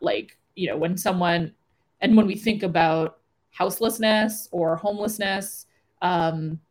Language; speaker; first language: English; native; English